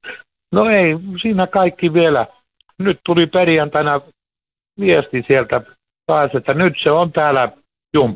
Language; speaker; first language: Finnish; native; Finnish